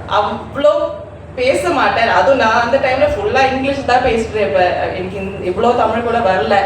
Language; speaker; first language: Tamil; non-native, learner; Malayalam